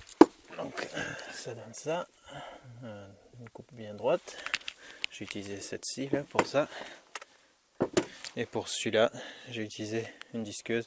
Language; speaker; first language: French; native; French